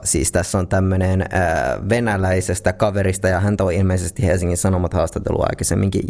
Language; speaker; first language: Finnish; native; Finnish